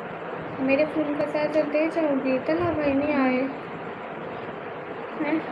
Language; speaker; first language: Hindi; non-native, local second language; Punjabi